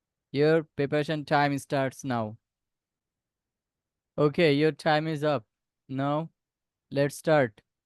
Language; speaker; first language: English; non-native, local second language; Bangla